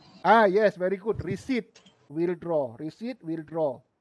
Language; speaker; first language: English; non-native, local second language; Malay